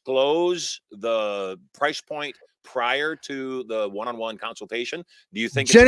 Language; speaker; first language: English; native; English